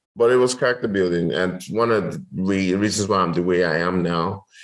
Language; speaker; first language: English; non-native, local second language; Yoruba